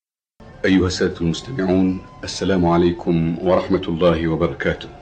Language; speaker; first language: Arabic; native; Arabic